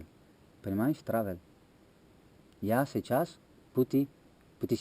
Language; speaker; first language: Russian; non-native, learner; Italian